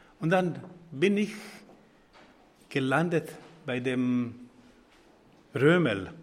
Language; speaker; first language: German; non-native, fluent; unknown